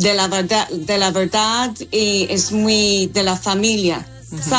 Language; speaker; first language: Spanish; non-native, fluent; English